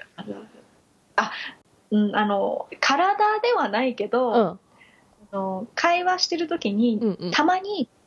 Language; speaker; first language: Japanese; early bilingual, heritage; Japanese